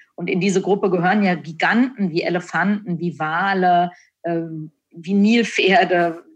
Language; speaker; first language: German; native; German